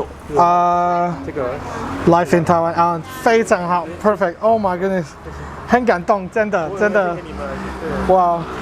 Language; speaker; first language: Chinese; non-native, learner; English